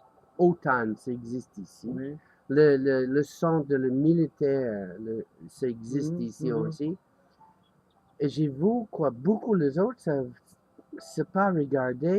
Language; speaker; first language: French; non-native, learner; English